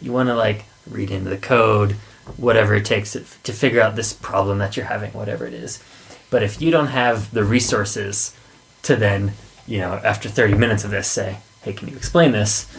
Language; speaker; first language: English; native; English